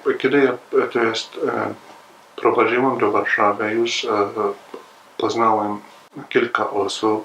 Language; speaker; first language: Polish; non-native, learner; Arabic